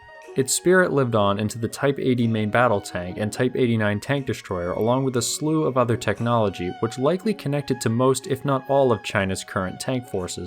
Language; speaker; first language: English; native; English